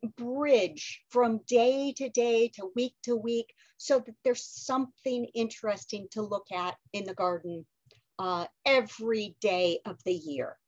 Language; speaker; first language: English; native; English